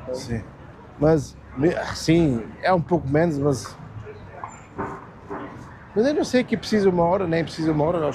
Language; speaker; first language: Portuguese; early bilingual, heritage; German